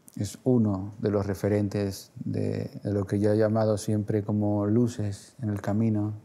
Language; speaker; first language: Spanish; native; Spanish